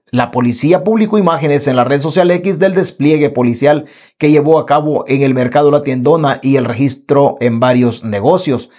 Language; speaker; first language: Spanish; native; Spanish